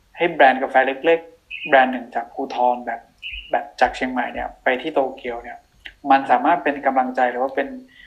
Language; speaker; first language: Thai; non-native, local second language; Akha